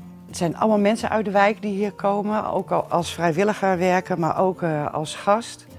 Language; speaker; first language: Dutch; native; Dutch